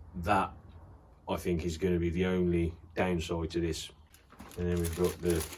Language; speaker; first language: English; native; English